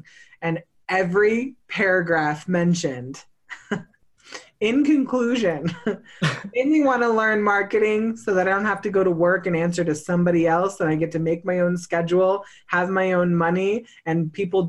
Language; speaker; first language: English; native; English